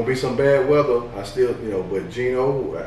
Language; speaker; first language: English; native; English